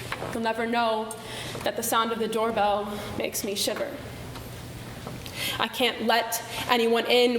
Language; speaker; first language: English; native; English